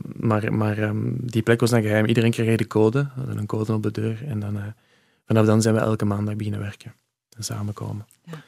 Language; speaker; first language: Dutch; native; Dutch